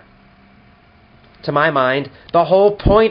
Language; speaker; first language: English; native; English